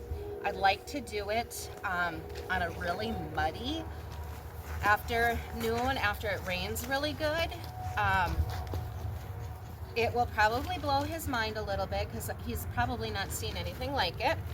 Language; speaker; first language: English; native; English